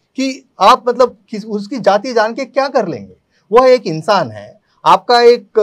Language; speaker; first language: Hindi; native; Hindi